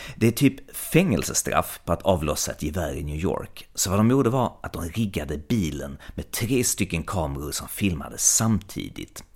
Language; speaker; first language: English; non-native, fluent; Swedish